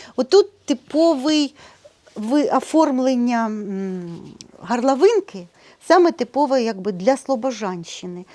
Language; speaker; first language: Ukrainian; non-native, local second language; Russian